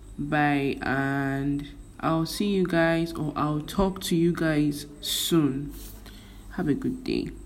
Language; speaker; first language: English; non-native, local second language; Igbo